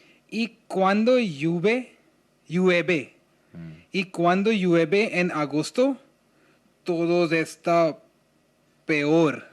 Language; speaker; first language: Spanish; non-native, learner; Hindi